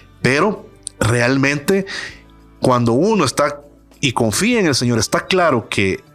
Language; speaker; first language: Spanish; native; Spanish